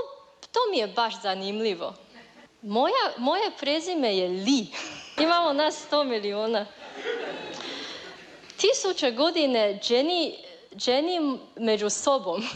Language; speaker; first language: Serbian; non-native, learner; Chinese